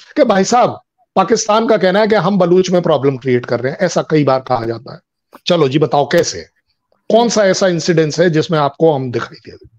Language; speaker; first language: Hindi; native; Hindi